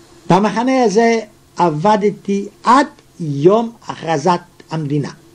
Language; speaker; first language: Hebrew; non-native, fluent; Yiddish